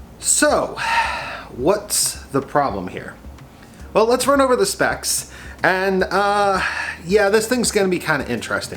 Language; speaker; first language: English; native; English